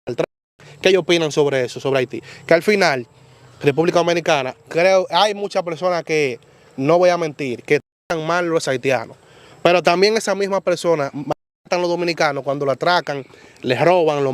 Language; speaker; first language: Spanish; native; Spanish